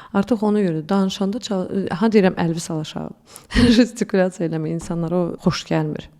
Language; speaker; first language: Azerbaijani; early bilingual, heritage; Azerbaijani